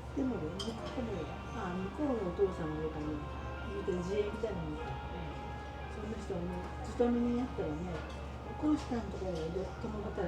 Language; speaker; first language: Japanese; native; Japanese